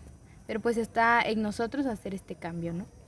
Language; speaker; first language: Spanish; native; Spanish